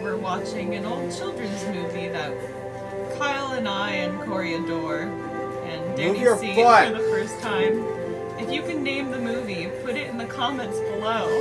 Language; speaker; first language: English; native; English